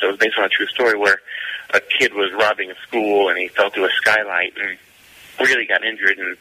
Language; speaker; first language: English; native; English